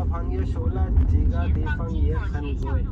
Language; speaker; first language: Chinese; non-native, learner; Urdu